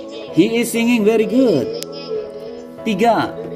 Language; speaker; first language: English; non-native, fluent; Indonesian